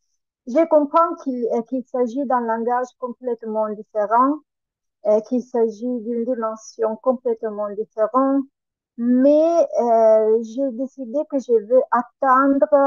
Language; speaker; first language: French; non-native, learner; Italian